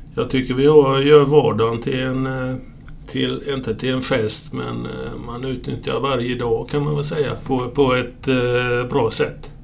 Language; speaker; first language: Swedish; native; Swedish